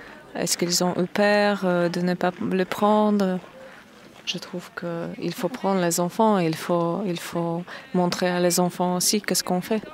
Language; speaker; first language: French; non-native, fluent; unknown